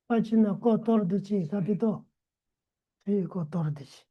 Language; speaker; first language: Italian; non-native, learner; Tibetan